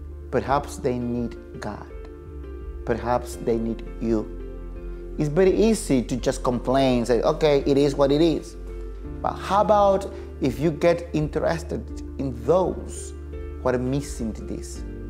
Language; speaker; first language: English; non-native, fluent; Spanish